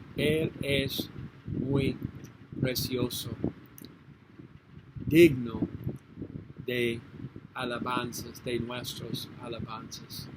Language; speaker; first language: Spanish; non-native, learner; English